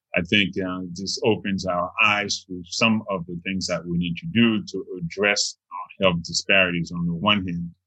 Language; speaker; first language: English; non-native, fluent; Haitian Creole